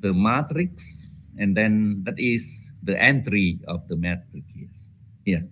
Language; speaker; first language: English; non-native, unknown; Vietnamese